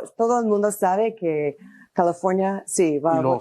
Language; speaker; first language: Spanish; non-native, fluent; English